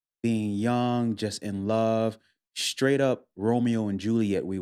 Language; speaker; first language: English; native; English